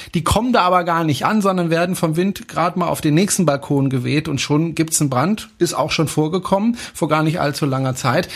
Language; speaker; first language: German; non-native, fluent; French